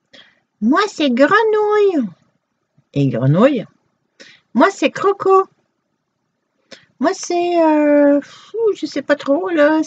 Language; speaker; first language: French; native; French